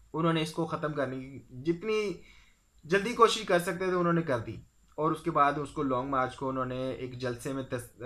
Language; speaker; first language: Urdu; non-native, local second language; Punjabi